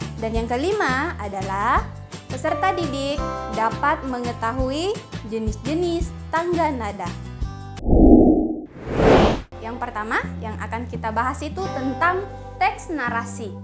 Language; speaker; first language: Malay; native; Malay